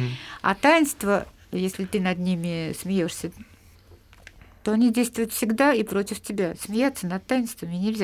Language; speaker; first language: Russian; native; Russian